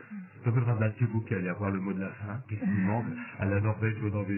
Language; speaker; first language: French; native; French